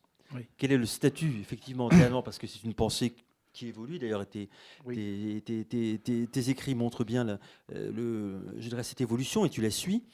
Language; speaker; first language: French; native; French